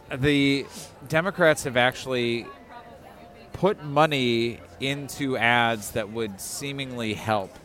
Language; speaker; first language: English; native; English